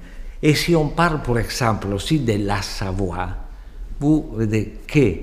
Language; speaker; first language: French; non-native, fluent; Italian